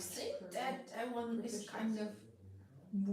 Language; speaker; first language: English; non-native, fluent; Chinese